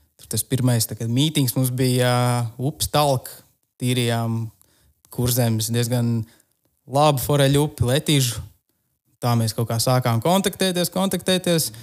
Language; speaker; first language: Latvian; native; Latvian